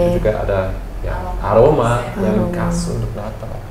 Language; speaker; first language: Indonesian; non-native, fluent; German